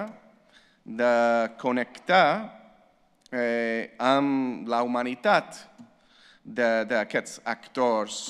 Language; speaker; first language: Catalan; non-native, fluent; English